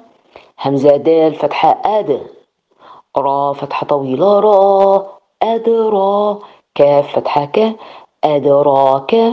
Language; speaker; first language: Arabic; non-native, learner; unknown